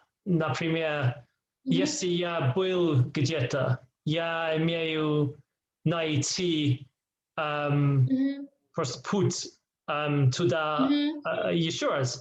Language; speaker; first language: Russian; non-native, learner; English